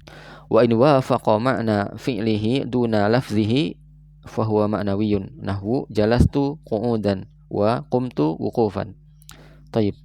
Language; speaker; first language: Arabic; non-native, fluent; Indonesian